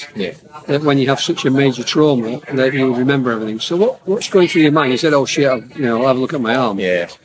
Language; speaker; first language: English; native; English